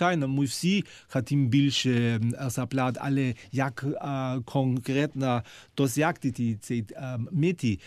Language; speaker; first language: Ukrainian; non-native, fluent; German